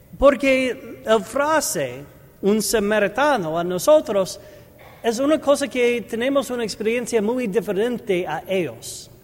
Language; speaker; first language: Spanish; non-native, learner; English